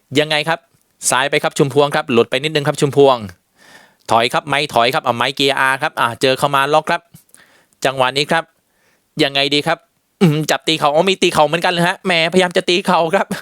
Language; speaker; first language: Thai; native; Thai